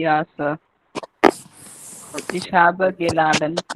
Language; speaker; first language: German; non-native, learner; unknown